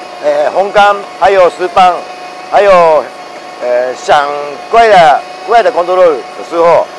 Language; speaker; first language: Chinese; non-native, learner; Japanese